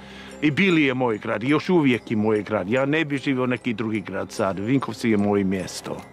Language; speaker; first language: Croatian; non-native, fluent; English